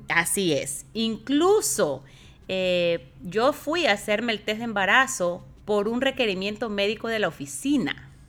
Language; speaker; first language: Spanish; native; Spanish